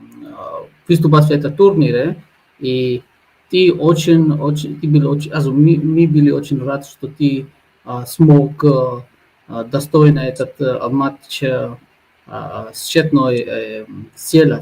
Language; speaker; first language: Russian; non-native, learner; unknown